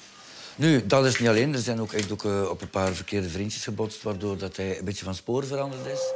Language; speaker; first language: Dutch; native; Dutch